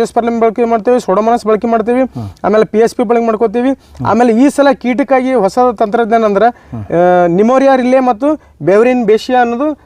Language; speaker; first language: Kannada; non-native, local second language; Marathi